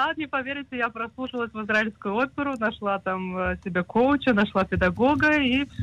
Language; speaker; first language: Russian; native; Russian